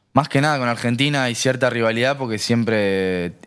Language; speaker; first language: Polish; non-native, learner; Spanish